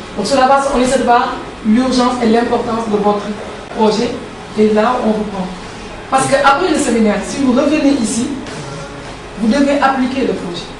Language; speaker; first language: French; non-native, local second language; Wolof